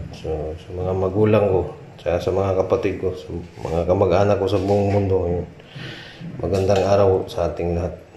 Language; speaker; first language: Filipino; non-native, local second language; Cebuano